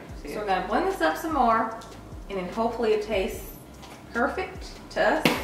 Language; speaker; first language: English; native; English